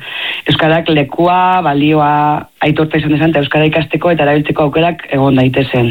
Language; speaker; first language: Basque; non-native, local second language; Spanish